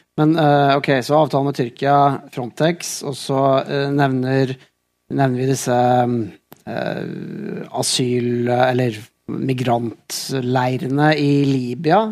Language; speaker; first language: Norwegian; native; Norwegian